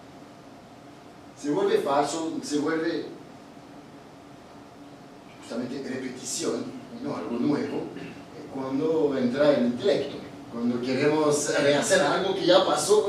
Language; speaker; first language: Spanish; non-native, fluent; Italian